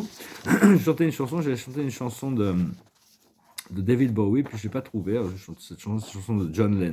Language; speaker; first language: French; native; French